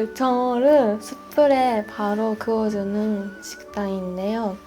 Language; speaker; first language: Korean; non-native, fluent; Japanese